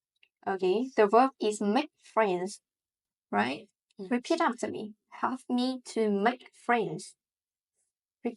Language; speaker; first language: English; non-native, fluent; Vietnamese